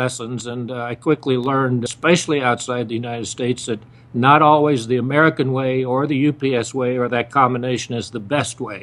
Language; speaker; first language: English; native; English